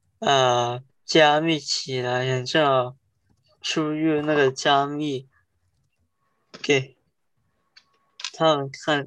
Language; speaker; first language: Chinese; early bilingual, heritage; Chinese